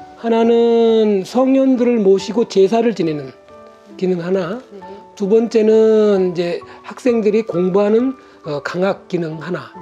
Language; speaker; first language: Korean; native; Korean